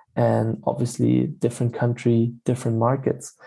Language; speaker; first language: English; non-native, fluent; German